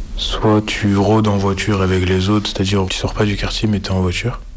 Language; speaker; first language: French; native; French